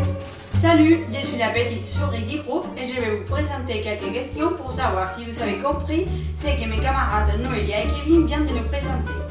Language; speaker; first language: French; non-native, learner; Spanish